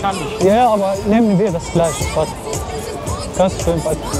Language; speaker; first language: German; non-native, learner; Arabic